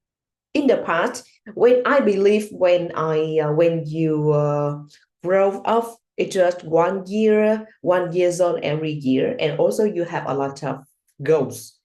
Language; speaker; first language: English; non-native, learner; Vietnamese